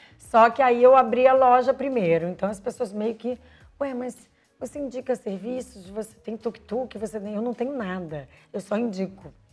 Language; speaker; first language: Portuguese; native; Portuguese